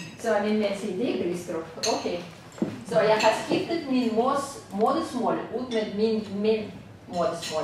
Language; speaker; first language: Danish; non-native, fluent; Russian